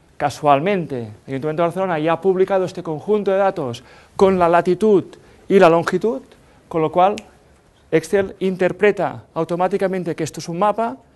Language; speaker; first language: Spanish; native; Spanish